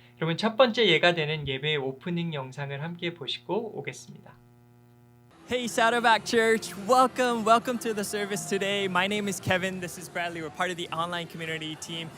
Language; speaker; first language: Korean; early bilingual, heritage; Korean